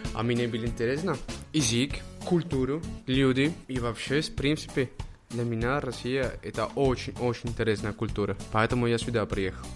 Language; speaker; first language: Russian; non-native, learner; Spanish